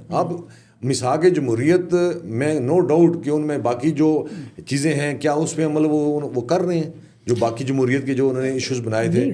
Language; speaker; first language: Urdu; non-native, local second language; Punjabi